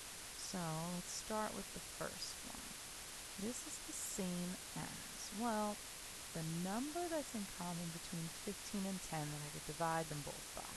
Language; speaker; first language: English; native; English